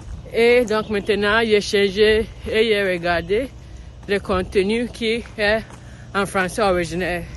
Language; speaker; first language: French; non-native, learner; English